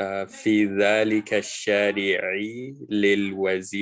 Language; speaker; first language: Arabic; non-native, learner; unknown